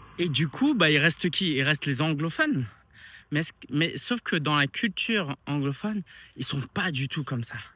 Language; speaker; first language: French; early bilingual, other home language; Chinese